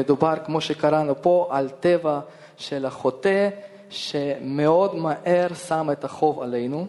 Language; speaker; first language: Hebrew; non-native, fluent; Russian